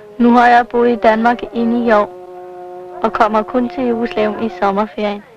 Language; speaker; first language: Danish; early bilingual, other home language; Macedonian